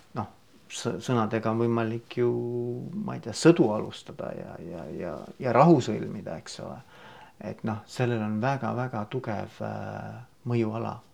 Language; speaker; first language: Estonian; native; Estonian